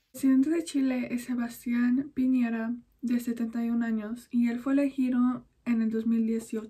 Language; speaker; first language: Spanish; early bilingual, heritage; Spanish